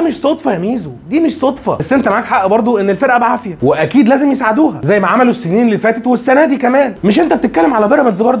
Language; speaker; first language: Arabic; native; Arabic